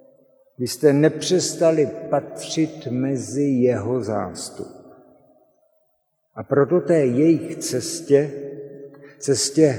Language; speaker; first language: Czech; native; Czech